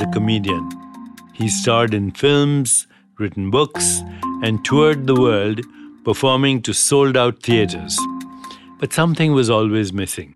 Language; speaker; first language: English; non-native, local second language; Hindi